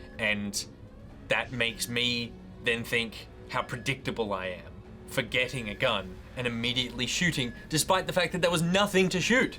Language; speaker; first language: English; native; English